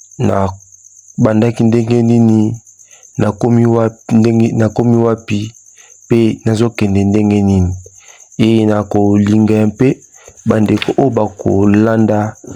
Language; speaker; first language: Lingala; native; Lingala